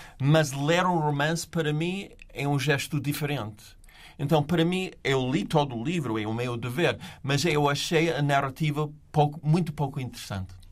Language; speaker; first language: Portuguese; non-native, fluent; English